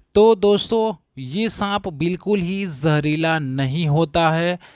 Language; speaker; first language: Hindi; native; Hindi